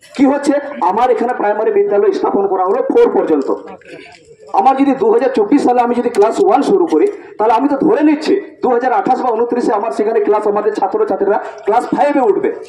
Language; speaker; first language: Bangla; non-native, local second language; Santali